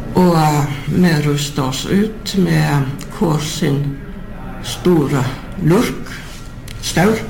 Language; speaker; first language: Norwegian; native; Norwegian